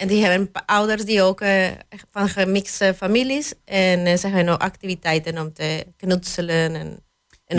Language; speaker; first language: Dutch; non-native, fluent; Spanish